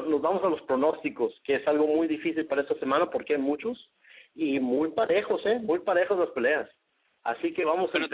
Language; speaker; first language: Spanish; native; Spanish